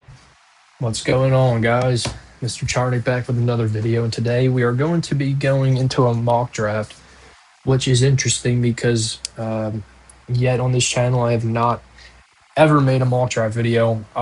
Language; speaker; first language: English; native; English